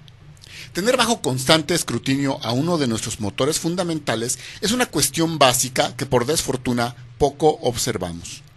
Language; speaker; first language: Spanish; native; Spanish